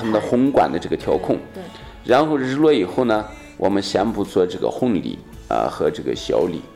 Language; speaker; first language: Chinese; native; Chinese